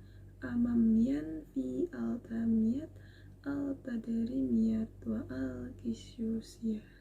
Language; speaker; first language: Arabic; non-native, learner; Indonesian